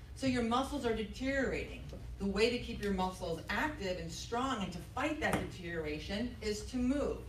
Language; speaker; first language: English; native; English